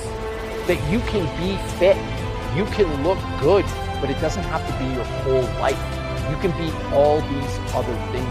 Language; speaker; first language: English; native; English